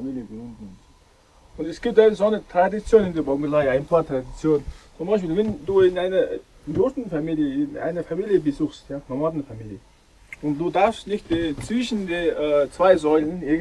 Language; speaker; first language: German; non-native, learner; Mongolian